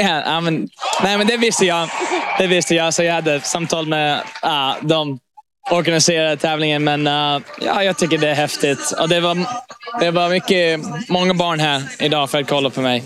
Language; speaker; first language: Swedish; early bilingual, heritage; English